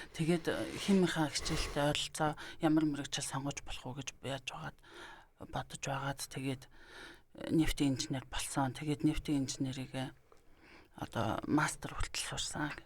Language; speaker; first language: Mongolian; native; Mongolian